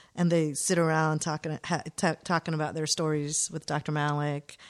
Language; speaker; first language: English; native; English